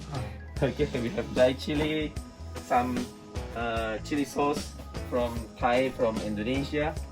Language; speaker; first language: English; non-native, fluent; Indonesian